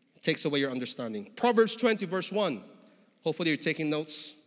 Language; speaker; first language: English; non-native, local second language; Filipino